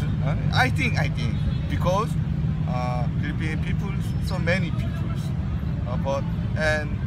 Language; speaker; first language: English; non-native, learner; Korean